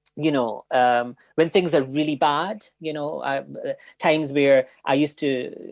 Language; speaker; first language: English; native; English